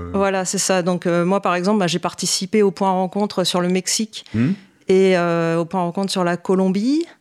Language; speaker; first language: French; native; French